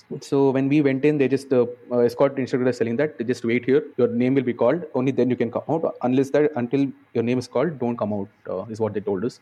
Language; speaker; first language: English; non-native, local second language; Kannada